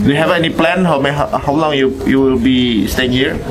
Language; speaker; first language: English; non-native, learner; Indonesian